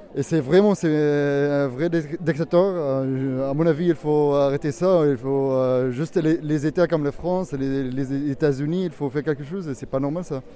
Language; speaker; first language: French; non-native, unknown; Arabic